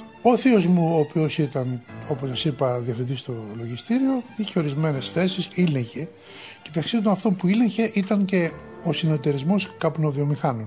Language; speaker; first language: Greek; native; Greek